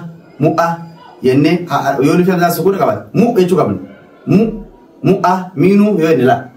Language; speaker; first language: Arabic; non-native, fluent; Oromo